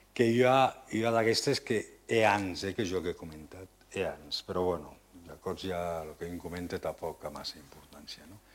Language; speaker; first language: Catalan; non-native, local second language; Occitan